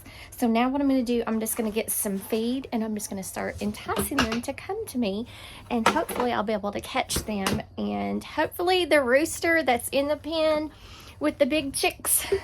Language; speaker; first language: English; native; English